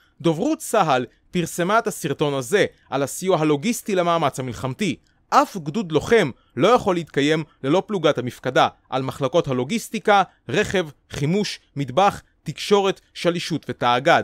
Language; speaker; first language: Hebrew; native; Hebrew